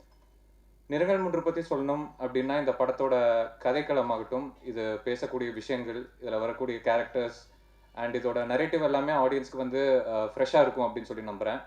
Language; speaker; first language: Tamil; native; Tamil